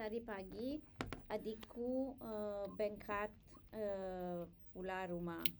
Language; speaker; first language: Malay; non-native, learner; English